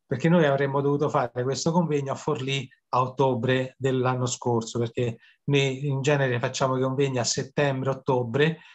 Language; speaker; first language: Italian; native; Italian